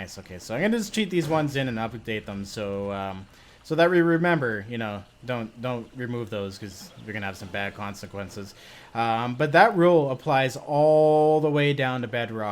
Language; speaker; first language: English; native; English